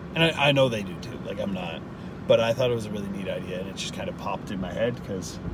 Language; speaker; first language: English; native; English